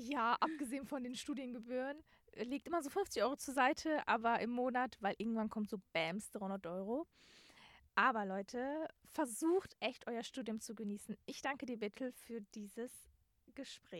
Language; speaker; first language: German; native; German